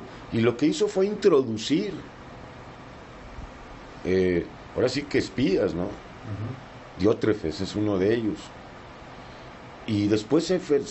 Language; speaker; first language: Spanish; native; Spanish